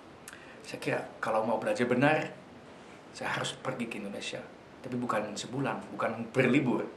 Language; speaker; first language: Indonesian; non-native, fluent; Dutch